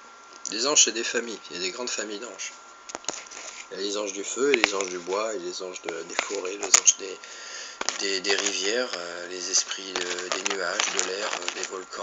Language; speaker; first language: French; native; French